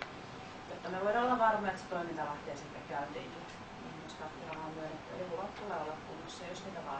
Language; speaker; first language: Finnish; native; Finnish